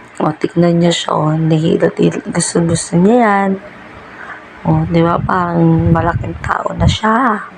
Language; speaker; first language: Filipino; non-native, local second language; Pampanga